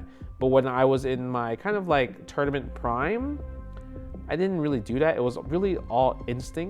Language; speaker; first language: English; native; English